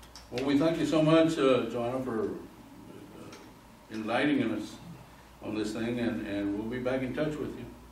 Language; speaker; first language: English; early bilingual, other home language; Spanish